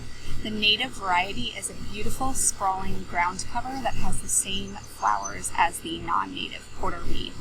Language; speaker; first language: English; native; English